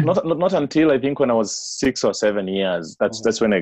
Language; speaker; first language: English; non-native, local second language; Kikuyu